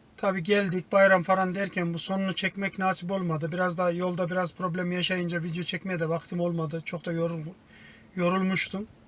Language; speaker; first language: Turkish; native; Turkish